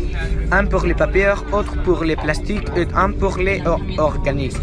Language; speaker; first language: French; non-native, learner; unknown